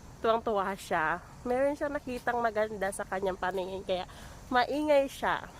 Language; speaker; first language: Filipino; native; Filipino